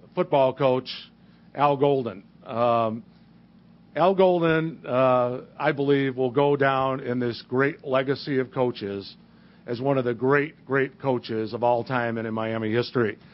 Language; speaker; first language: English; native; English